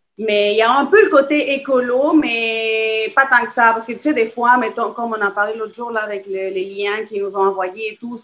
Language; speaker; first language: French; non-native, fluent; Spanish